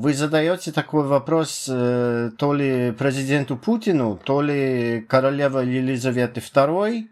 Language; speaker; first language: Russian; non-native, fluent; English